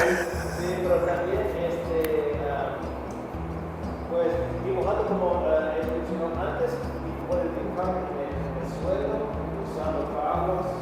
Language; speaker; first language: Spanish; non-native, fluent; English